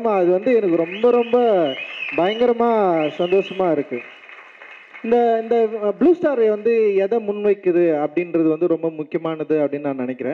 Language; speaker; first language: Tamil; native; Tamil